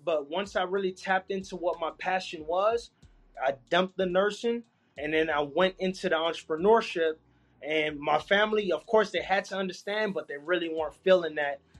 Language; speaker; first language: English; native; English